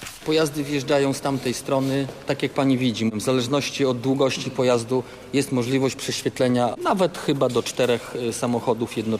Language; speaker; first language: Polish; native; Polish